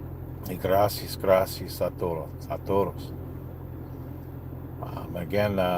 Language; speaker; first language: Spanish; non-native, learner; English